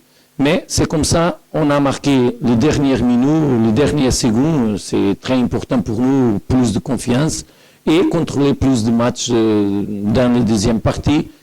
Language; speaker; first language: French; non-native, learner; Portuguese